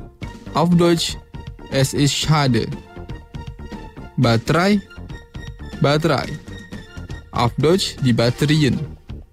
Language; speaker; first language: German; non-native, fluent; Indonesian